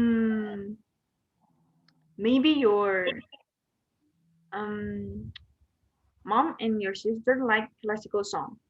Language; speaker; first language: English; non-native, learner; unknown